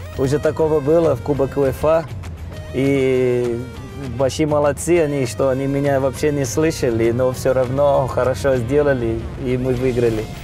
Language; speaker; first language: Russian; non-native, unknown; Portuguese